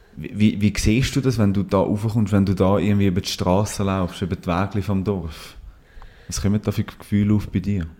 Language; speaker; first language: German; native; German